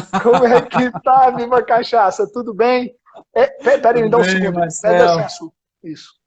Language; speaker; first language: Portuguese; native; Portuguese